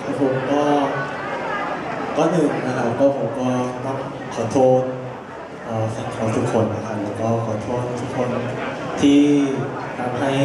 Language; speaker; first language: Thai; non-native, learner; Korean